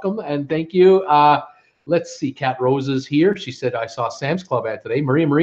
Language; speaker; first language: English; native; English